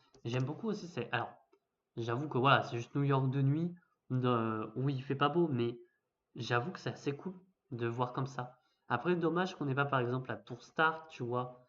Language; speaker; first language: French; native; French